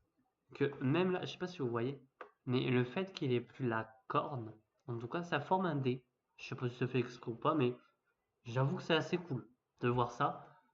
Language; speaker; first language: French; native; French